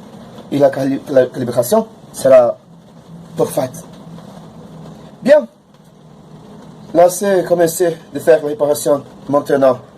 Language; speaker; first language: French; non-native, learner; Portuguese